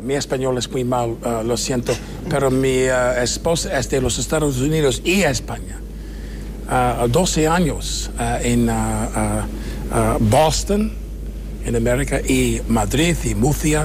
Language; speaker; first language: Spanish; non-native, learner; English